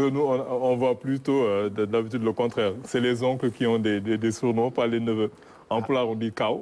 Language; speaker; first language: French; non-native, local second language; Wolof